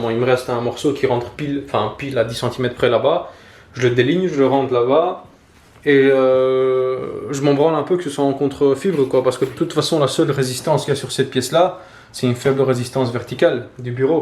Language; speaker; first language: French; native; French